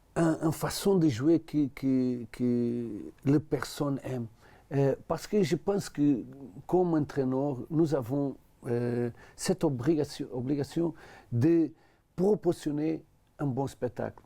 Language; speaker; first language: French; non-native, learner; Portuguese